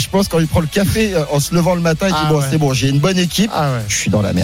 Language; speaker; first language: French; native; French